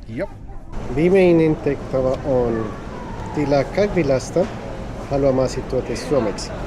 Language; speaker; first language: Finnish; non-native, learner; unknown